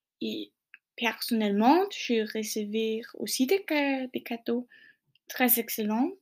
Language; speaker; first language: French; non-native, learner; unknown